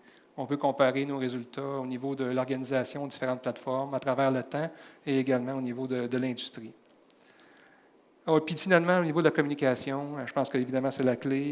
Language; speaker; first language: French; native; French